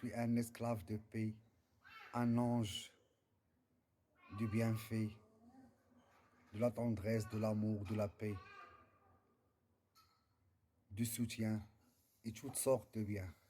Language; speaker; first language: French; non-native, learner; Arabic